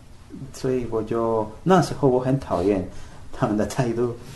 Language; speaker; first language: Chinese; non-native, fluent; Spanish